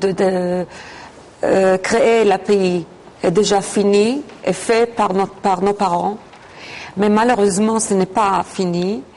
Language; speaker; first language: French; non-native, fluent; Hebrew